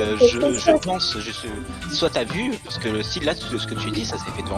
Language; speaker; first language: French; native; French